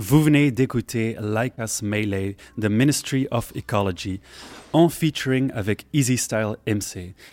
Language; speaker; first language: French; non-native, fluent; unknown